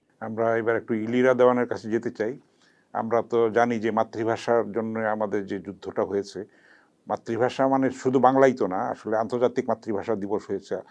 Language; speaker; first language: Bangla; native; Bangla